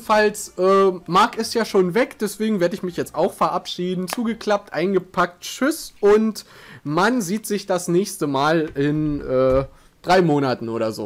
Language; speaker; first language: German; native; German